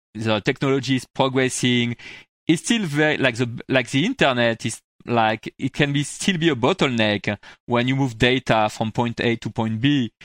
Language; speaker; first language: English; non-native, fluent; French